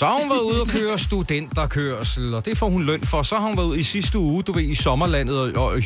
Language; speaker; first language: Danish; native; Danish